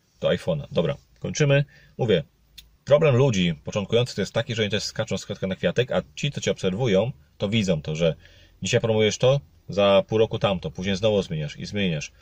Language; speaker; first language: Polish; native; Polish